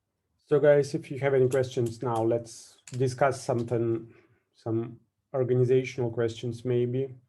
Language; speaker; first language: English; non-native, fluent; Russian